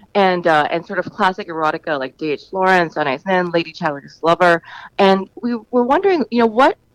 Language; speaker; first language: English; native; English